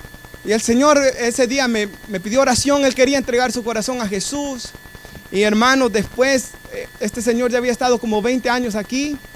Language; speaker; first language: Spanish; native; Spanish